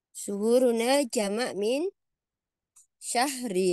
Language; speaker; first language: Arabic; non-native, fluent; Indonesian